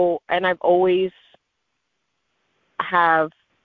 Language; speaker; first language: English; native; English